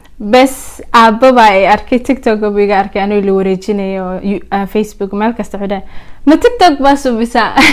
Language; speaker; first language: Somali; early bilingual, heritage; Somali